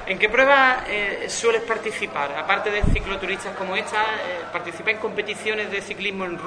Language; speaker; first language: Spanish; native; Spanish